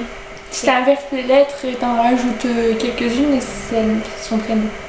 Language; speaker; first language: French; native; French